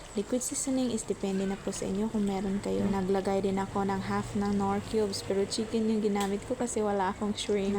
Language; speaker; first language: Filipino; non-native, local second language; Cebuano